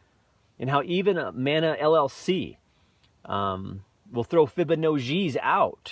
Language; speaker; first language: English; native; English